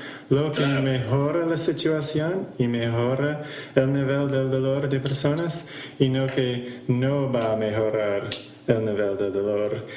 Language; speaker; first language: Spanish; non-native, fluent; English